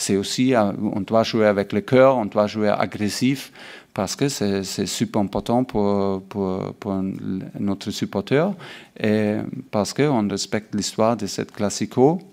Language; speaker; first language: French; non-native, learner; German